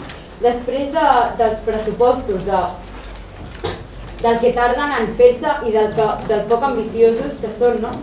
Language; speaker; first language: Catalan; native; Catalan